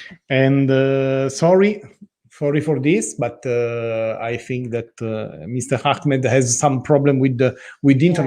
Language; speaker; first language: English; non-native, learner; Italian